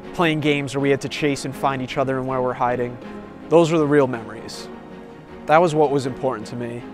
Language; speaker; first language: English; native; English